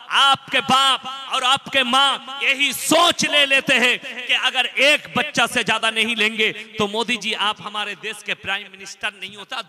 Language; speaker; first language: Hindi; non-native, local second language; Bangla